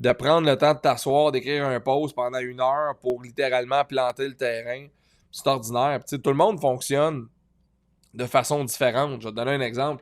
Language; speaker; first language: French; native; French